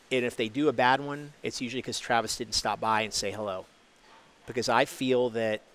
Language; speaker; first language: English; native; English